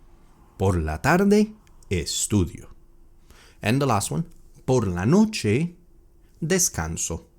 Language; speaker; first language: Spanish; non-native, fluent; English